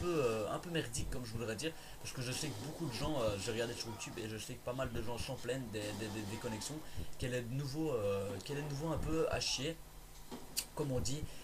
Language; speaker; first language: French; native; French